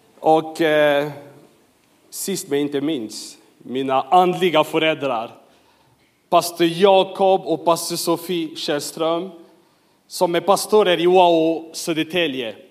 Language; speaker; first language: Swedish; non-native, fluent; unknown